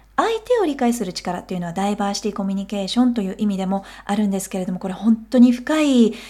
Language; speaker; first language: Japanese; native; Japanese